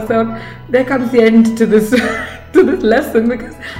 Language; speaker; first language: English; non-native, local second language; Kannada